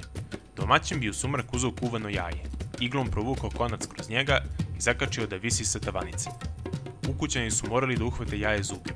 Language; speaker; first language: Serbian; native; Serbian